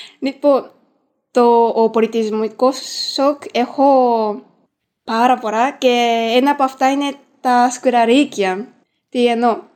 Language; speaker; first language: Greek; non-native, fluent; Japanese